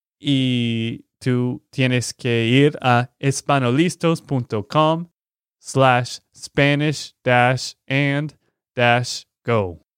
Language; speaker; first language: Spanish; non-native, fluent; English